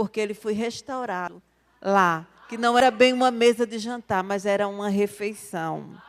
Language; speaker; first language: Portuguese; native; Portuguese